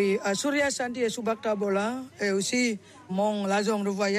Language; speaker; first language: French; non-native, learner; Indonesian